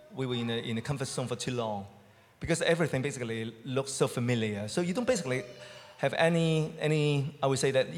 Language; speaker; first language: English; non-native, local second language; Cantonese